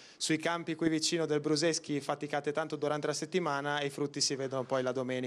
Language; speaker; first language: Italian; native; Italian